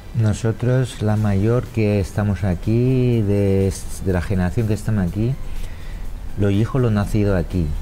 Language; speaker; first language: Spanish; non-native, learner; Chinese